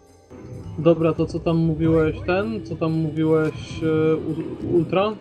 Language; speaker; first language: Polish; native; Polish